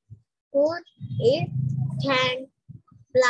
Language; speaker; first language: English; non-native, learner; Vietnamese